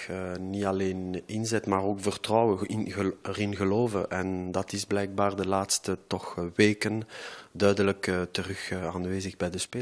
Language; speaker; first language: Dutch; non-native, local second language; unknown